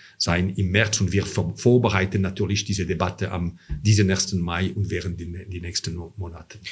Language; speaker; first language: German; non-native, local second language; French